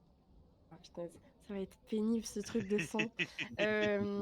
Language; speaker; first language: French; native; French